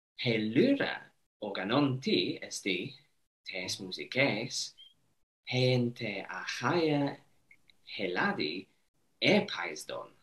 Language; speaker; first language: Greek; non-native, learner; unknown